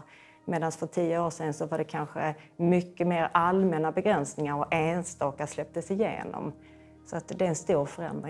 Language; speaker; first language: Swedish; native; Swedish